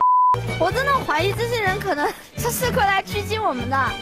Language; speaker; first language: Chinese; native; Chinese